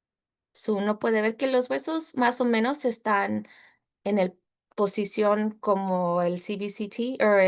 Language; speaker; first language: Spanish; early bilingual, heritage; Spanish